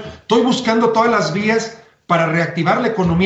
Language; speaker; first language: Spanish; native; Spanish